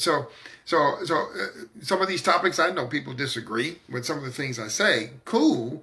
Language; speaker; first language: English; native; English